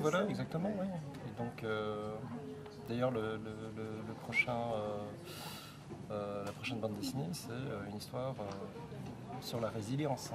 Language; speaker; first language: French; early bilingual, other home language; Korean